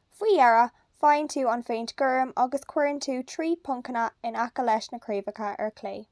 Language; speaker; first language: Irish; non-native, local second language; English